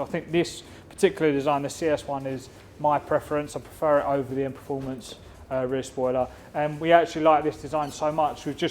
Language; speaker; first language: English; native; English